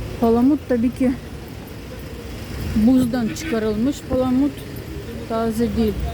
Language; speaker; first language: Turkish; non-native, fluent; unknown